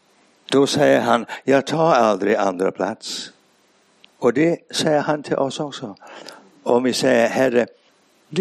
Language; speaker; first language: Swedish; non-native, fluent; English